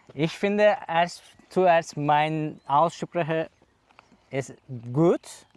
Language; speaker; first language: German; non-native, learner; Turkish